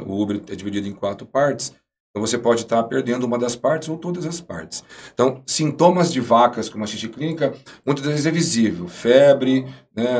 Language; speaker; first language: Portuguese; native; Portuguese